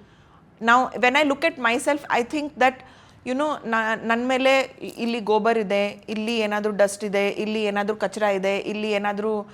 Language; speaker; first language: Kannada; non-native, local second language; Hindi